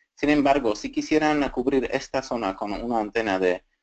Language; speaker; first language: Spanish; non-native, fluent; Slovak